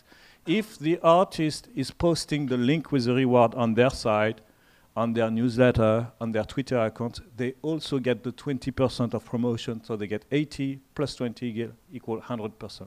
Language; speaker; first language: English; non-native, fluent; French